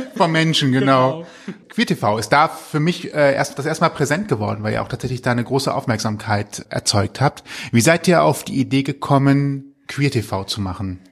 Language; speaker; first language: German; native; German